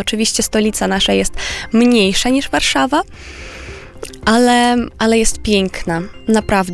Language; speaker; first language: Polish; non-native, fluent; Romanian